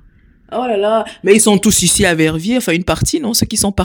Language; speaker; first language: French; native; French